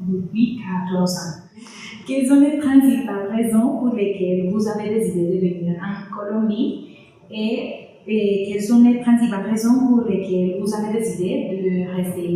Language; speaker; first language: French; non-native, learner; Spanish